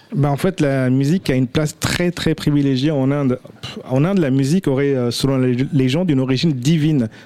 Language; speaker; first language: French; early bilingual, other home language; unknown